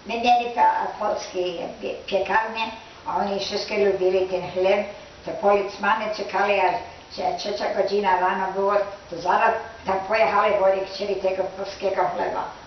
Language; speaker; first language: Polish; early bilingual, heritage; Polish